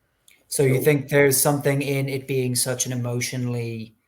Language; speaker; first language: English; native; English